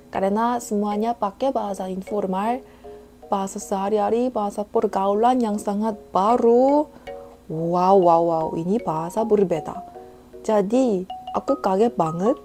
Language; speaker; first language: Indonesian; non-native, fluent; Korean